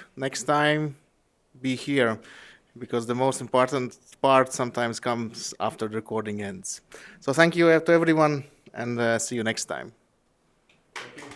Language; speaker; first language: English; non-native, fluent; Latvian